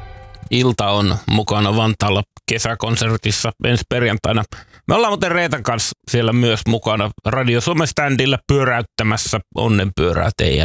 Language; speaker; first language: Finnish; native; Finnish